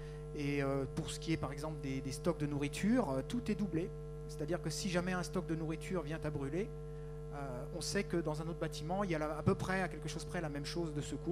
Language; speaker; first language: French; native; French